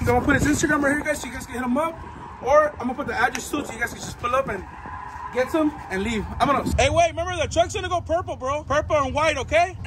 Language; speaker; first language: English; early bilingual, other home language; Spanish